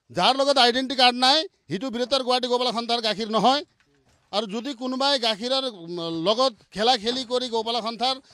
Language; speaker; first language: Assamese; non-native, local second language; Nepali